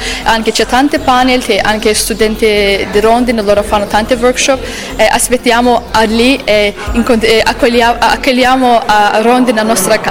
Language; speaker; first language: Italian; non-native, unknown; Azerbaijani